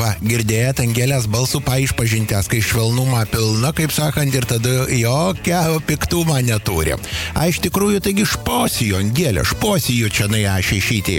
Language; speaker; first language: Lithuanian; native; Lithuanian